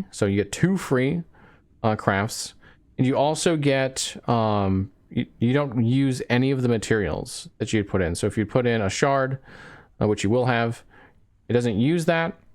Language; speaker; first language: English; native; English